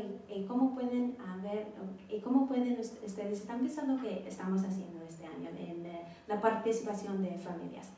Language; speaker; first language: Spanish; non-native, learner; English